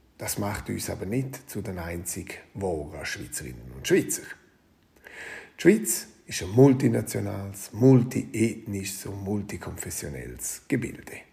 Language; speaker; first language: German; non-native, local second language; Romansh